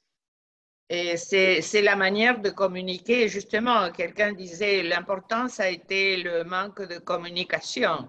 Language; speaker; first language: French; non-native, fluent; Spanish